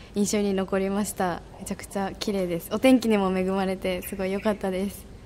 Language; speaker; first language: Japanese; native; Japanese